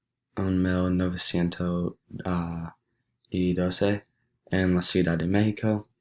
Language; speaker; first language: Spanish; non-native, learner; English